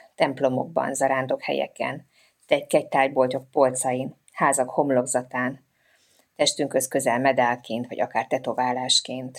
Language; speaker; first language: Hungarian; native; Hungarian